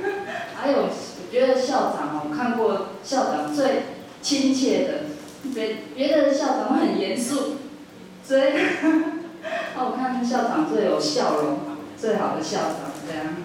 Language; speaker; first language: Chinese; non-native, fluent; Vietnamese